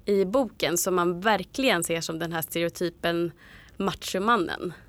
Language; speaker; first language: Swedish; native; Swedish